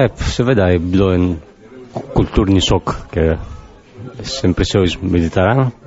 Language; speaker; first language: Slovenian; non-native, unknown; Greek